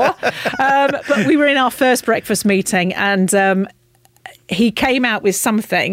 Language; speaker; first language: English; native; English